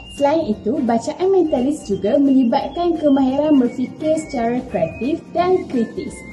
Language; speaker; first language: Malay; native; Malay